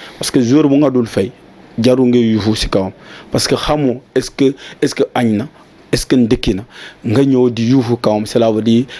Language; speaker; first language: Wolof; non-native, local second language; Jola-Fonyi